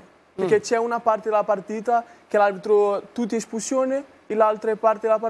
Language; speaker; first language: Italian; non-native, learner; Portuguese